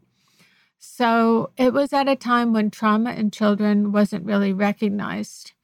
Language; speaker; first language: English; native; English